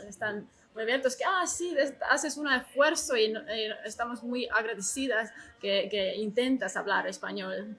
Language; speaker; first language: Spanish; non-native, learner; Estonian